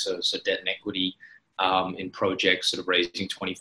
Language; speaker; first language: English; native; English